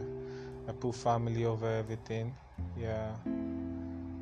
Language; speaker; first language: English; non-native, local second language; Igbo